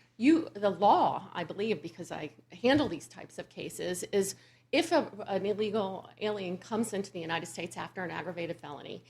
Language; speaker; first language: English; native; English